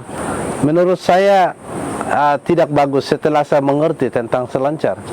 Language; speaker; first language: Indonesian; non-native, local second language; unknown